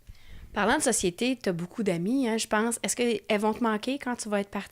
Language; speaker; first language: French; native; French